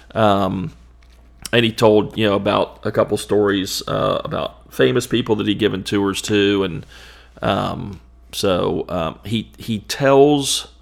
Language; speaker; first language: English; native; English